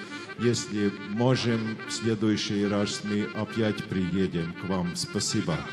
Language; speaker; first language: Russian; non-native, fluent; Latvian